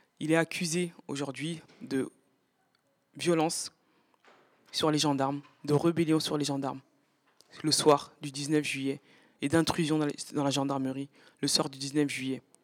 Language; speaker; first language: French; native; French